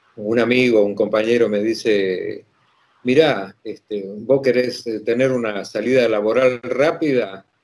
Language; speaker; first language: Spanish; native; Spanish